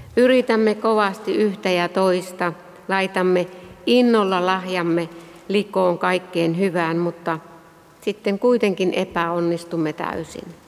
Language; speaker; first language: Finnish; native; Finnish